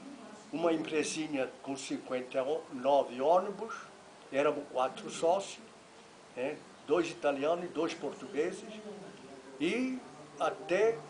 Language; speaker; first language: Portuguese; non-native, fluent; Italian